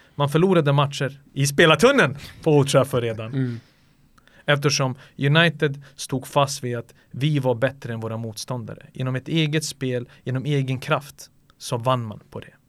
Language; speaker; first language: Swedish; early bilingual, other home language; Serbian